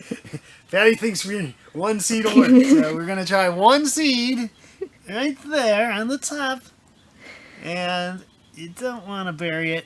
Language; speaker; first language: English; native; English